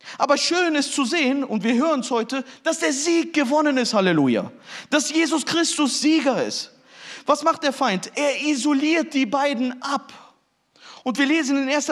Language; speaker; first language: German; early bilingual, other home language; Turkish